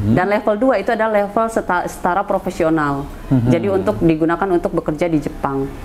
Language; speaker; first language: Indonesian; native; Indonesian